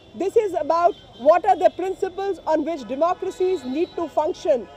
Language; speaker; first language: English; non-native, local second language; Hindi